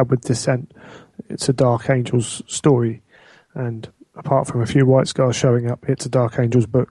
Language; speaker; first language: English; native; English